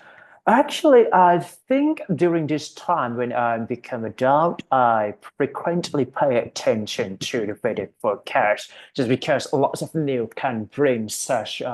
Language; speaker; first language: English; non-native, fluent; Thai